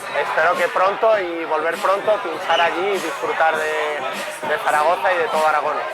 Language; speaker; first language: Spanish; native; Spanish